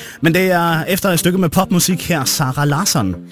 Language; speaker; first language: Danish; native; Danish